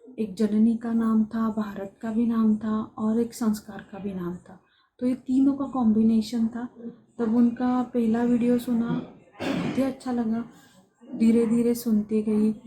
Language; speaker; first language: Hindi; non-native, local second language; Marathi